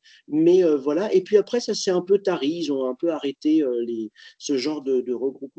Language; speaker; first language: French; native; French